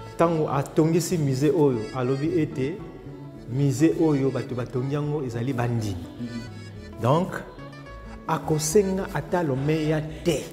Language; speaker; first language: Lingala; non-native, local second language; Kongo